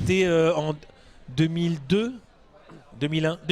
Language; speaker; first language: French; native; French